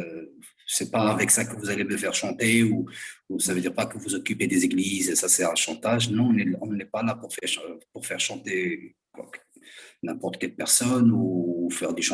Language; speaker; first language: French; non-native, fluent; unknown